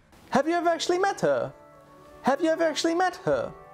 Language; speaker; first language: English; native; English